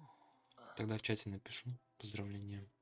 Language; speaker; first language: Russian; native; Russian